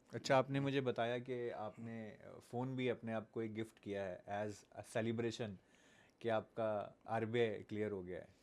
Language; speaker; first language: Hindi; native; Hindi